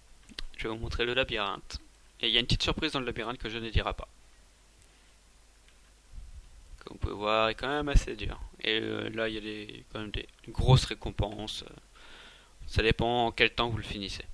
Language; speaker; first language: French; native; French